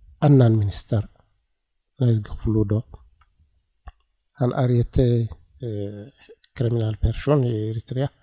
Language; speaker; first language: Swedish; non-native, learner; Tigrinya